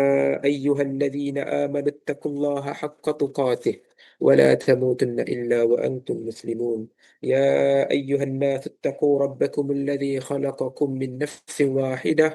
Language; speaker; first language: Arabic; non-native, fluent; Malay